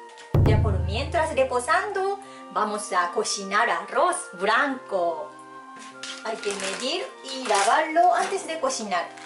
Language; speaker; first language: Spanish; non-native, fluent; Japanese